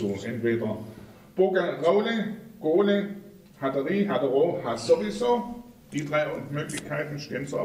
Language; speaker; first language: German; native; German